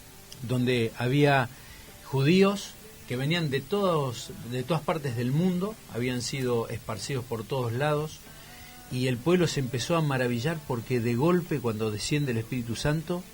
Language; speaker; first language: Spanish; native; Spanish